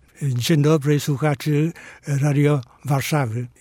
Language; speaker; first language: Polish; non-native, fluent; Vietnamese